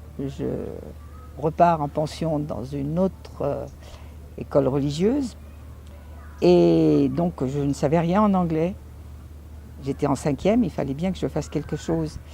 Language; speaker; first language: French; native; French